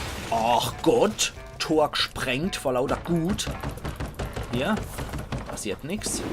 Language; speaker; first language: German; native; German